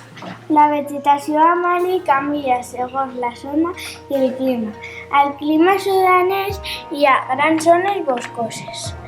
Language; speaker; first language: Catalan; non-native, local second language; Spanish